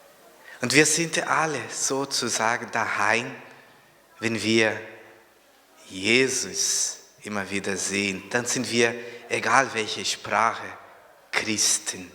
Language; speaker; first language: German; non-native, fluent; Portuguese